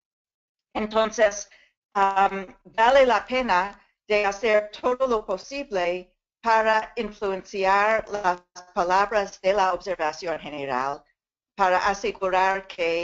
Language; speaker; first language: Spanish; non-native, fluent; English